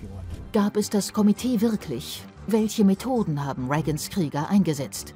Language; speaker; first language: German; native; German